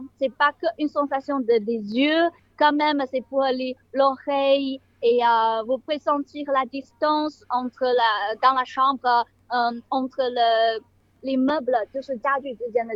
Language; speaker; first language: French; non-native, learner; Chinese